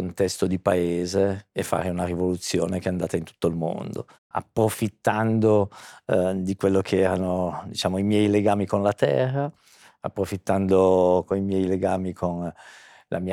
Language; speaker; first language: Italian; native; Italian